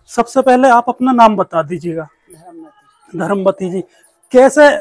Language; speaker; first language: Hindi; native; Hindi